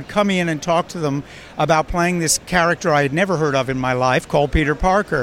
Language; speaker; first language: English; native; English